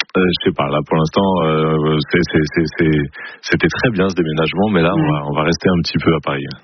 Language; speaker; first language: French; native; French